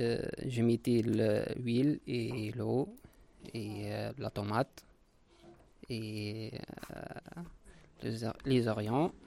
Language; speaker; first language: French; non-native, learner; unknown